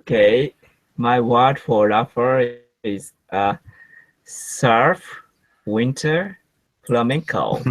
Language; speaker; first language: English; non-native, learner; Japanese